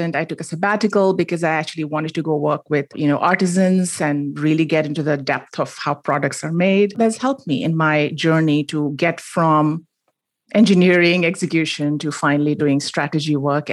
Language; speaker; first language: English; non-native, local second language; Hindi